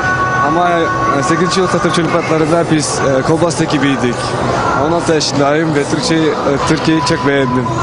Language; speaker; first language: Turkish; non-native, learner; Kyrgyz